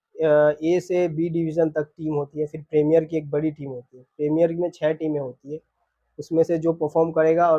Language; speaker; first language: Hindi; non-native, local second language; Bangla